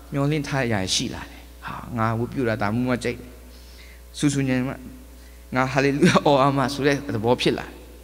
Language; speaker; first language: Burmese; non-native, local second language; Kachin